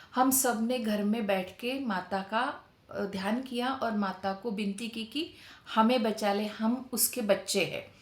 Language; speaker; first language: Hindi; non-native, local second language; Marathi